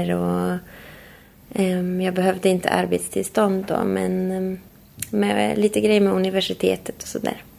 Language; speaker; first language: Swedish; non-native, fluent; Polish